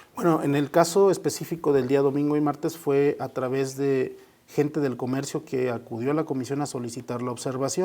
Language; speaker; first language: Spanish; native; Spanish